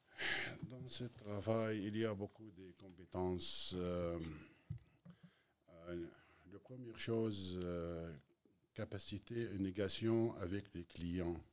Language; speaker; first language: French; non-native, learner; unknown